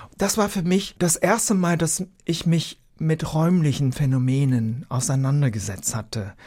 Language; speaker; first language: German; early bilingual, other home language; Vietnamese